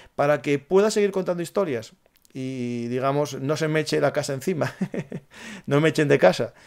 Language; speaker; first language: Spanish; native; Spanish